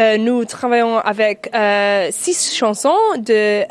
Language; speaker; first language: French; non-native, learner; English